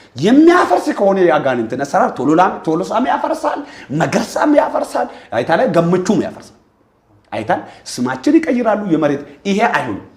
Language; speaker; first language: Amharic; non-native, local second language; Oromo